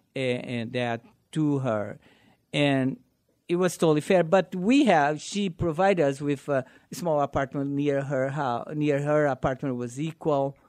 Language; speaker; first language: English; non-native, learner; Portuguese